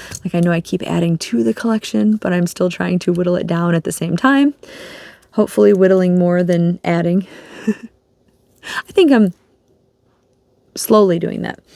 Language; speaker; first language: English; native; English